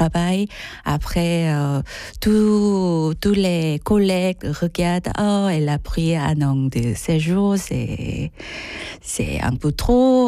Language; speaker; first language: French; non-native, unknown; Korean